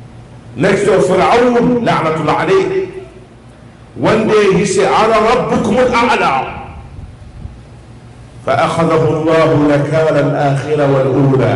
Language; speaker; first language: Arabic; non-native, fluent; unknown